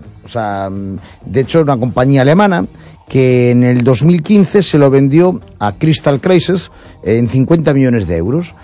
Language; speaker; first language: Spanish; native; Spanish